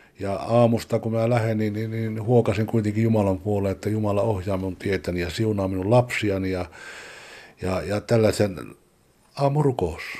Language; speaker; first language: Finnish; native; Finnish